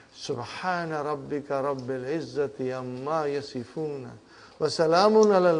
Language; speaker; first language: Arabic; non-native, fluent; English